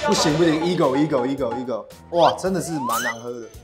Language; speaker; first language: Chinese; native; Chinese